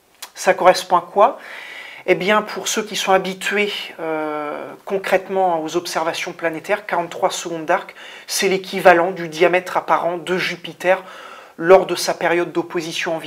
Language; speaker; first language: French; native; French